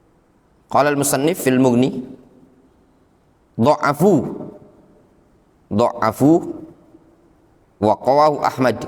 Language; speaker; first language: Arabic; non-native, fluent; Indonesian